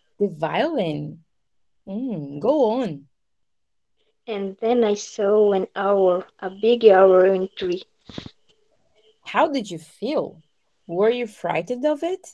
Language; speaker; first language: English; non-native, learner; Portuguese